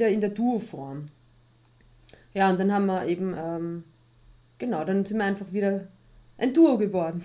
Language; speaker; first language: German; native; German